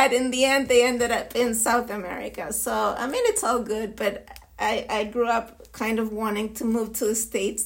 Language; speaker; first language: English; non-native, fluent; Spanish